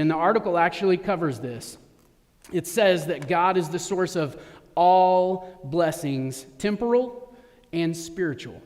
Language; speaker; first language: English; native; English